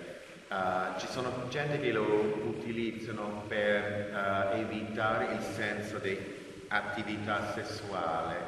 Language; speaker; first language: Italian; non-native, fluent; English